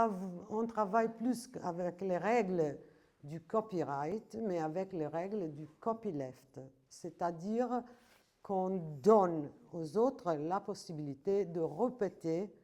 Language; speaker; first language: French; non-native, fluent; Italian